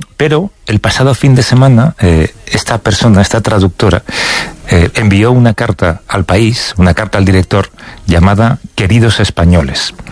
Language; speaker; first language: Spanish; native; Spanish